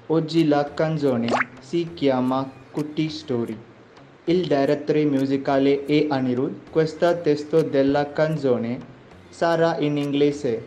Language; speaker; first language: Italian; non-native, learner; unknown